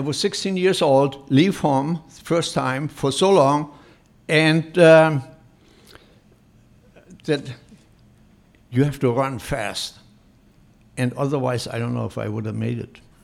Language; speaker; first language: English; non-native, fluent; Polish